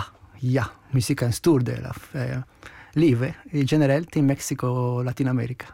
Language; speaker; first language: Norwegian; non-native, fluent; Spanish